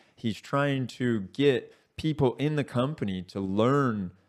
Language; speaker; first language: English; native; English